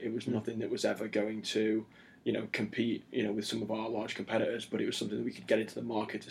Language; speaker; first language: English; native; English